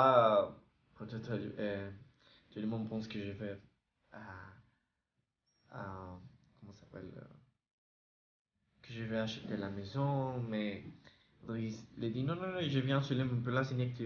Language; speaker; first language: French; non-native, learner; Spanish